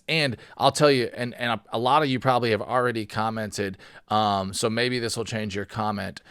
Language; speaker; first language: English; native; English